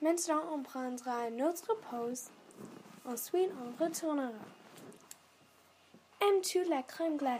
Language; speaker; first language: French; non-native, learner; English